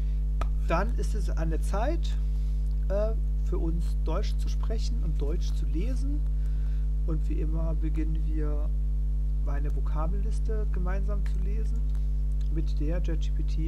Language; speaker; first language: German; non-native, fluent; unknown